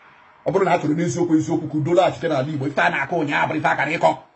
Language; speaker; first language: Igbo; native; Igbo